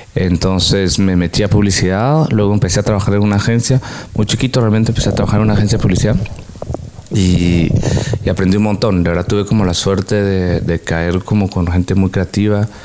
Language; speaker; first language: Spanish; native; Spanish